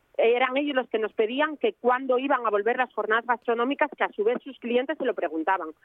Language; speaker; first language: Spanish; native; Spanish